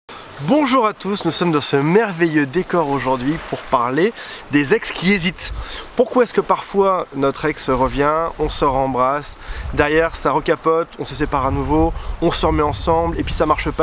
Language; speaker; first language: French; native; French